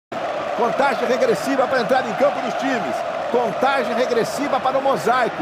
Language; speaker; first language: Portuguese; native; Portuguese